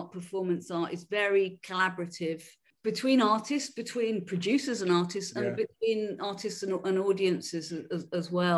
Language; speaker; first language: English; native; English